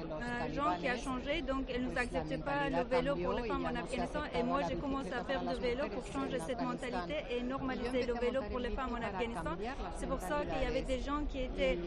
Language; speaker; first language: French; non-native, fluent; Persian